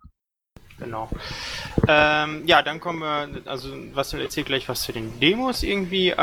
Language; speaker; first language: German; native; German